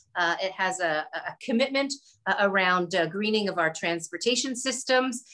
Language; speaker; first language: English; native; English